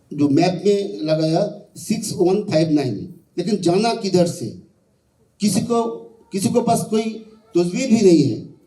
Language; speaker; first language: Hindi; non-native, local second language; Bangla